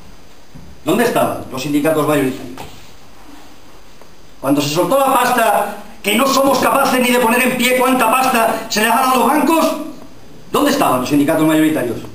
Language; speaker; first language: Spanish; native; Spanish